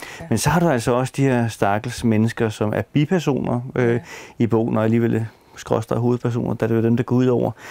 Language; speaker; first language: Danish; native; Danish